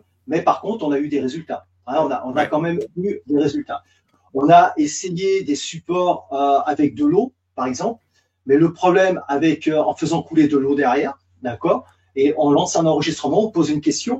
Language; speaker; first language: French; native; French